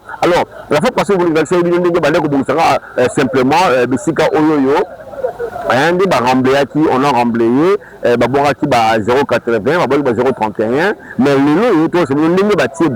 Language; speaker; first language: French; non-native, local second language; Lingala